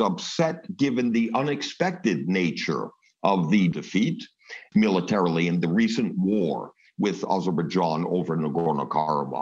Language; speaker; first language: English; native; English